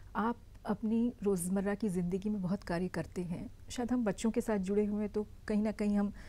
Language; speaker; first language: Hindi; native; Hindi